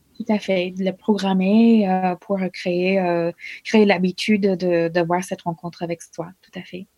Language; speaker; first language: French; non-native, fluent; English